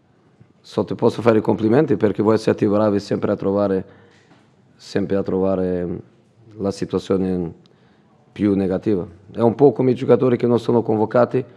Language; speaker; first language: Italian; non-native, fluent; Portuguese